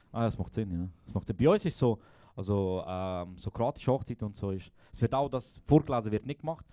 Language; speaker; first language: German; early bilingual, other home language; Croatian